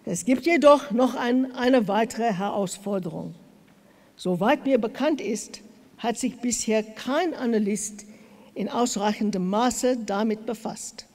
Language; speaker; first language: German; non-native, learner; English